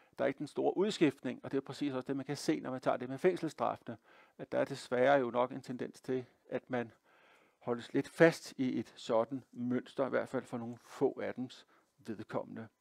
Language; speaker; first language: Danish; native; Danish